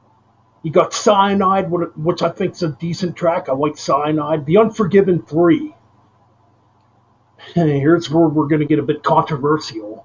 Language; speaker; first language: English; native; English